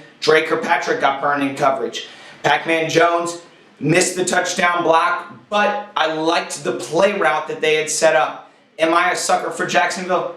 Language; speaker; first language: English; native; English